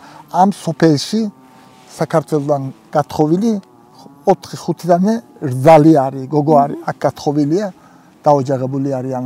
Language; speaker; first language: Georgian; early bilingual, heritage; Georgian